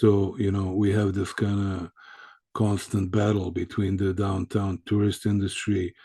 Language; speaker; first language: English; early bilingual, other home language; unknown